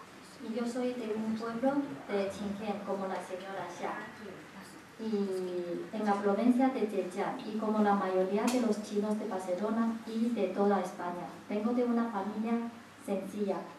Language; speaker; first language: Spanish; non-native, learner; Chinese